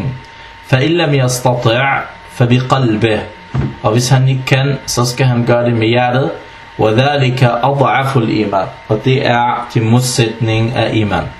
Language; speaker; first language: Danish; early bilingual, other home language; Arabic